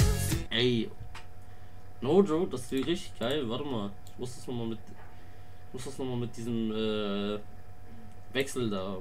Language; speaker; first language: German; native; German